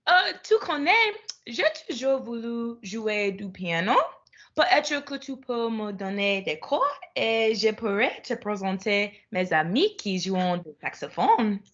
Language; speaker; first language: French; non-native, learner; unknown